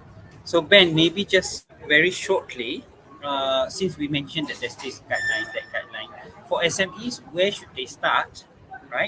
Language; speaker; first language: English; non-native, local second language; Malay